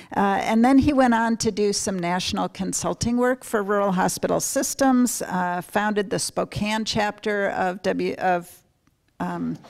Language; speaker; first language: English; native; English